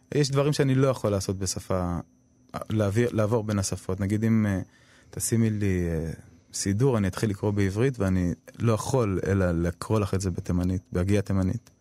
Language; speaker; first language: Hebrew; early bilingual, other home language; Arabic